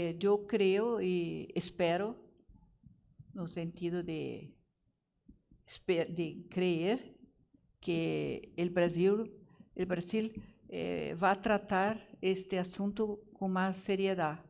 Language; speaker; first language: Spanish; non-native, learner; Portuguese